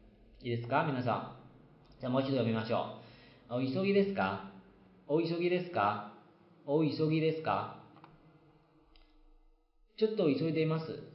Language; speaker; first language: Japanese; non-native, fluent; Chinese